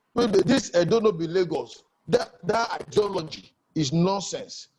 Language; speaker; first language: English; non-native, local second language; Yoruba